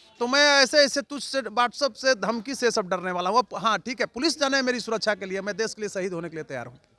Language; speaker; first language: Hindi; native; Hindi